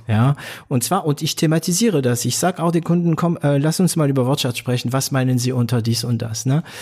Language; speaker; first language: German; non-native, fluent; French